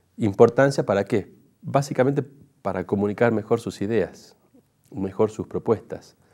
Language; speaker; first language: Spanish; native; Spanish